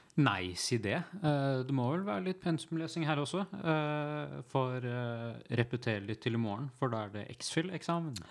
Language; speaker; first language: Norwegian; native; Norwegian